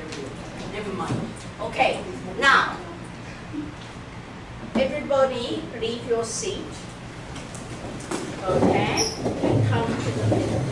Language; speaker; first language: English; non-native, fluent; Chinese